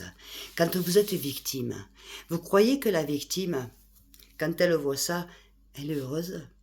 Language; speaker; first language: French; native; French